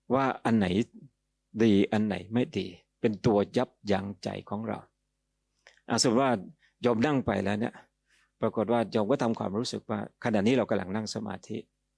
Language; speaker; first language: Thai; native; Thai